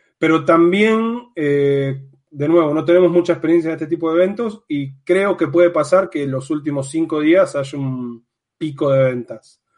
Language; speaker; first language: Spanish; native; Spanish